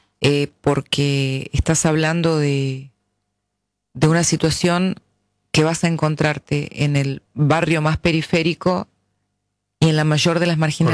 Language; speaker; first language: Spanish; native; Spanish